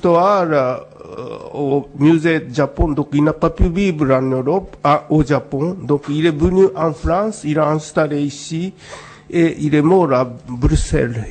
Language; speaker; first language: French; non-native, learner; Japanese